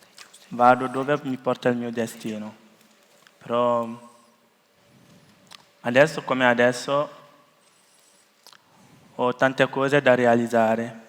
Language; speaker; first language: Italian; non-native, fluent; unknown